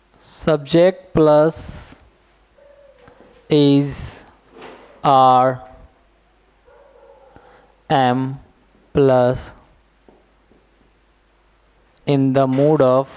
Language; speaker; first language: English; non-native, fluent; Hindi